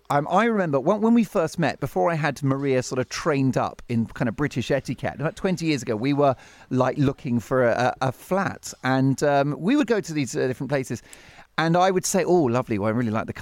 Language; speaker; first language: English; native; English